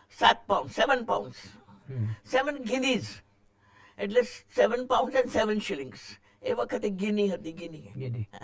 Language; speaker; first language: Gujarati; non-native, local second language; Marathi